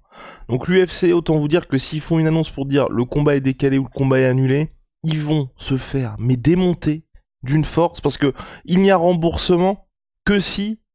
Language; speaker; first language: French; native; French